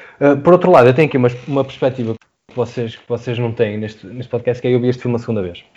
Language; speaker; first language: Portuguese; native; Portuguese